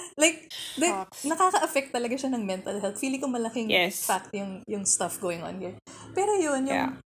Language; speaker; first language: Filipino; native; Filipino